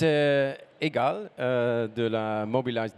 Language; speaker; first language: French; non-native, learner; Dutch